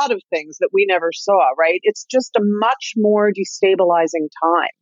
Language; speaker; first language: English; native; English